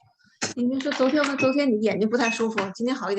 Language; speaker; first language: Chinese; native; Chinese